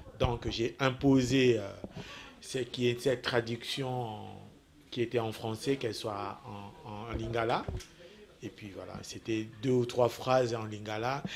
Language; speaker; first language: French; non-native, local second language; Lingala